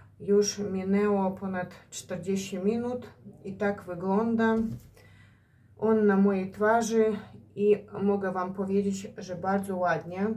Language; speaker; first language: Polish; non-native, fluent; Ukrainian